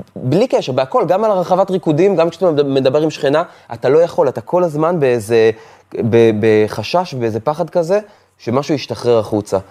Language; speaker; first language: Hebrew; native; Hebrew